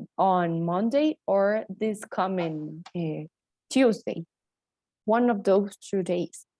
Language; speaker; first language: English; non-native, fluent; Spanish